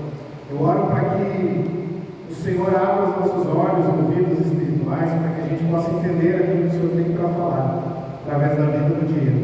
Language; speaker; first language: Portuguese; native; Portuguese